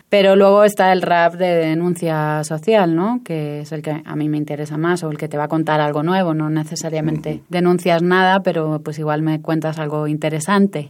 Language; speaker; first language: Spanish; native; Spanish